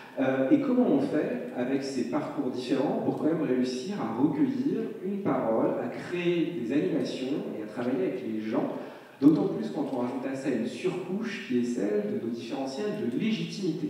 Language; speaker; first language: French; native; French